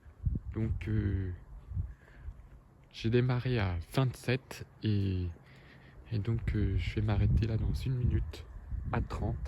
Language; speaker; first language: French; native; French